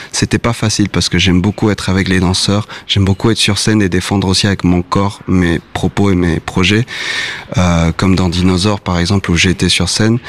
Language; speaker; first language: French; non-native, fluent; Spanish